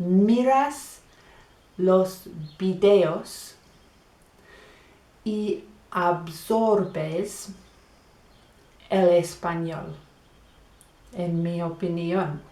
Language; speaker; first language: Spanish; non-native, fluent; English